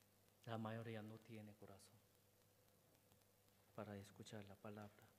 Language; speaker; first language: Spanish; non-native, learner; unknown